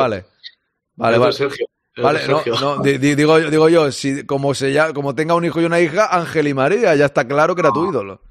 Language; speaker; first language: Spanish; native; Spanish